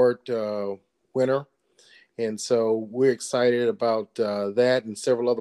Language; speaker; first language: English; native; English